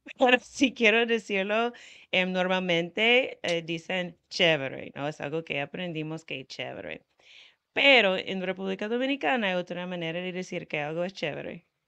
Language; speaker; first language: Spanish; non-native, fluent; English